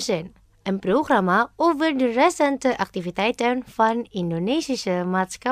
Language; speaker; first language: Dutch; non-native, fluent; Indonesian